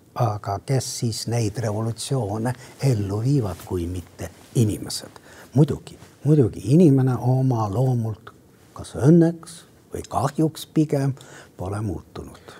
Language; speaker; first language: Estonian; non-native, local second language; Russian